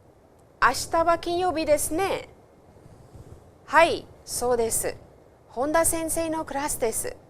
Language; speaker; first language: Japanese; non-native, fluent; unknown